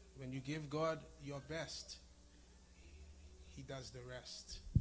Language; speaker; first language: English; non-native, fluent; Haitian Creole